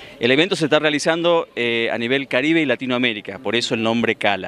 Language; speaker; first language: Spanish; native; Spanish